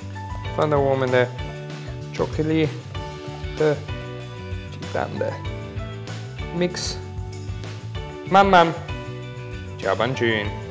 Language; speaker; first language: Chinese; non-native, learner; English